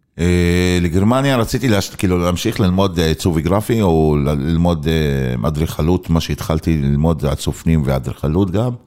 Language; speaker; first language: Hebrew; non-native, local second language; Arabic